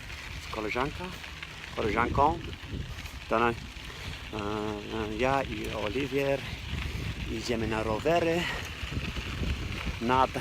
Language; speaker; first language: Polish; non-native, learner; English